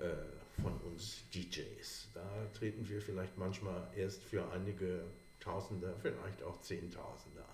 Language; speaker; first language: German; native; German